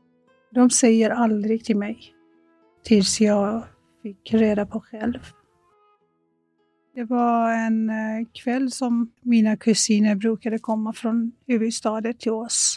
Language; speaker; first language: Swedish; non-native, fluent; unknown